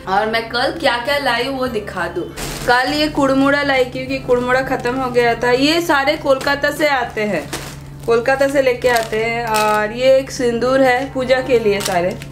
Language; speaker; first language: Hindi; non-native, local second language; Bangla